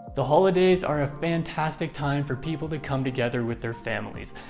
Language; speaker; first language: English; native; English